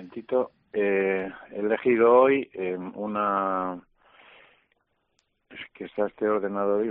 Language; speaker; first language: Spanish; native; Spanish